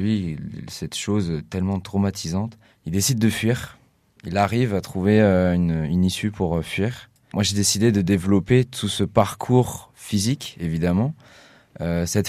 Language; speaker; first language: French; native; French